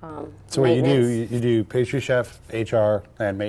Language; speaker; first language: English; native; English